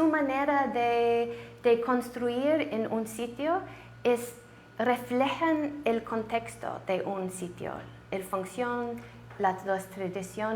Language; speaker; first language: Spanish; non-native, learner; English